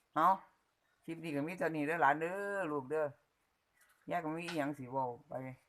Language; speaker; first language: Thai; native; Thai